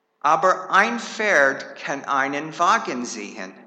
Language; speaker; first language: German; non-native, fluent; English